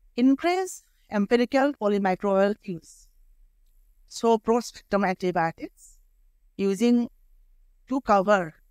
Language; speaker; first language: English; non-native, local second language; Manipuri